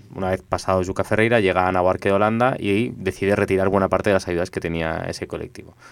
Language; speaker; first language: Spanish; non-native, local second language; Catalan